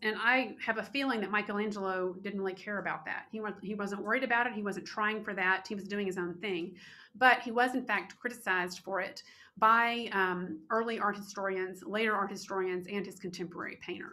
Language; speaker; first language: English; native; English